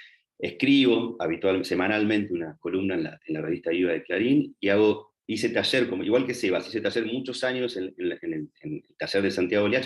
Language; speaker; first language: Spanish; native; Spanish